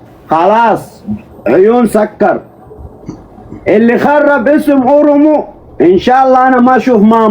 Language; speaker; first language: Arabic; non-native, learner; Oromo